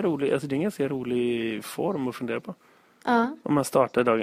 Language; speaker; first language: Swedish; native; Swedish